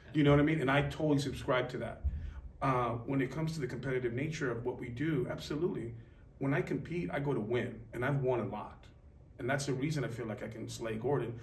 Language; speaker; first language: English; native; English